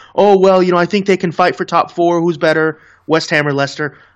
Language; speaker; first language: English; native; English